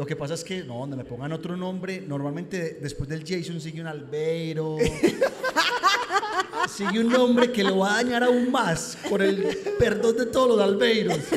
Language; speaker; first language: Spanish; native; Spanish